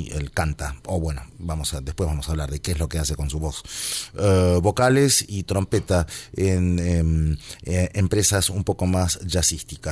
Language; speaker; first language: Spanish; native; Spanish